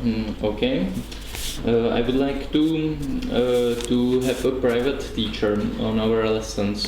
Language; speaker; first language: English; non-native, learner; Czech